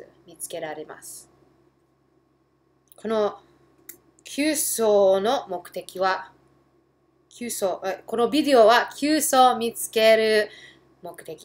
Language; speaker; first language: Japanese; early bilingual, heritage; English